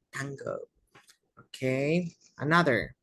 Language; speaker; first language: English; non-native, fluent; Spanish